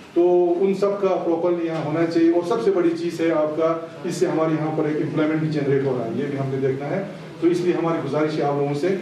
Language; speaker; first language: Hindi; non-native, local second language; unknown